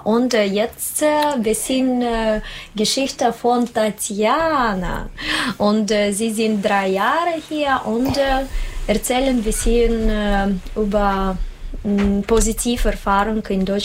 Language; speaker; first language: German; non-native, learner; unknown